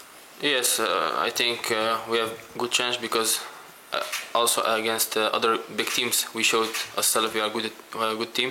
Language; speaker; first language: English; non-native, fluent; Dutch